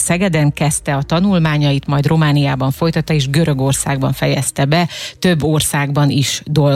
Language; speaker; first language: Hungarian; native; Hungarian